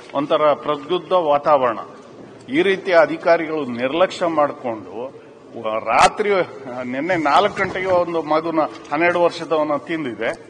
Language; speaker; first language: Kannada; non-native, local second language; Kodava